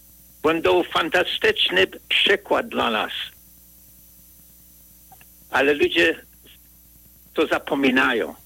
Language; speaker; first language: Polish; early bilingual, heritage; Polish